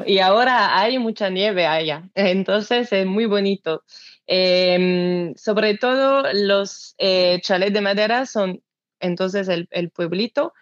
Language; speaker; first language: Spanish; non-native, learner; French